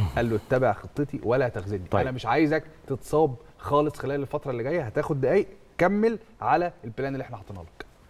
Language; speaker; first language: Egyptian Arabic; native; Egyptian Arabic